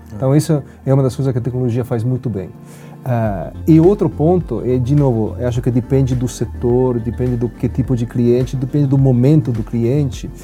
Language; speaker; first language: Portuguese; non-native, fluent; Italian